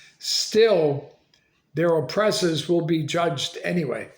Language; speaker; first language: English; native; English